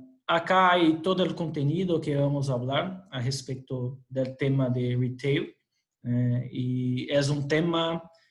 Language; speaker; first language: Spanish; non-native, fluent; Portuguese